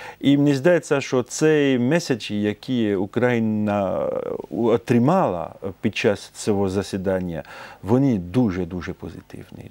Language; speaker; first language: Ukrainian; non-native, fluent; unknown